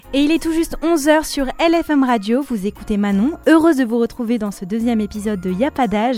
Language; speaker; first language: French; native; French